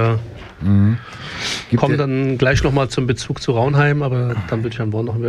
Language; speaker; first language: German; native; German